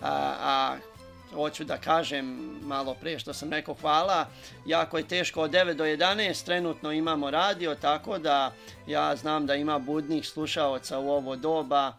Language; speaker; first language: Serbian; native; Serbian